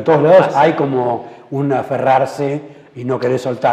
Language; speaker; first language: Spanish; native; Spanish